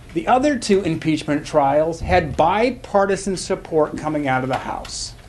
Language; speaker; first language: English; native; English